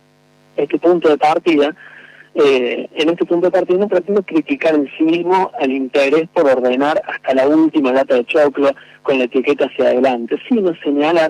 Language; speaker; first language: Spanish; native; Spanish